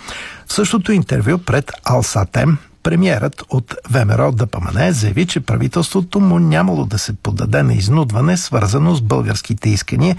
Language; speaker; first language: Bulgarian; native; Bulgarian